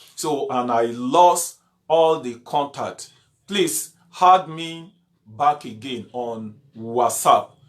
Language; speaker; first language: English; non-native, local second language; Yoruba